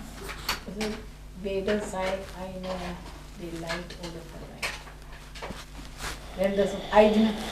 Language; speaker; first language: German; non-native, fluent; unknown